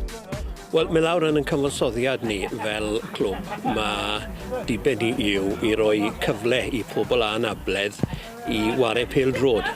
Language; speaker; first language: Welsh; native; Welsh